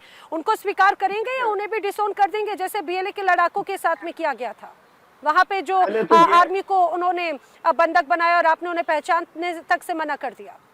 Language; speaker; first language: Hindi; native; Hindi